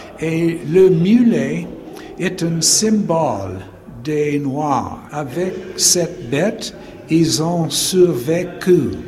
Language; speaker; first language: French; non-native, fluent; English